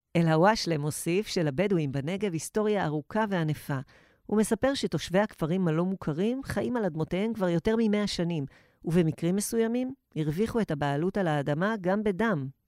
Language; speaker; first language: Hebrew; native; Hebrew